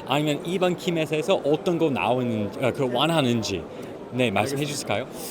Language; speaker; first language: Korean; non-native, learner; English